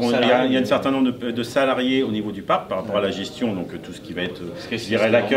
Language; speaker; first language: French; native; French